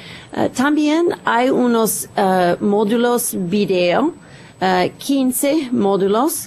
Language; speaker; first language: Spanish; non-native, fluent; English